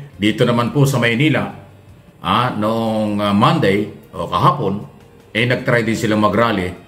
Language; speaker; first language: Filipino; native; Filipino